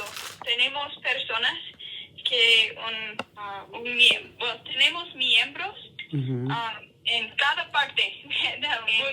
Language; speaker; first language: Spanish; non-native, learner; English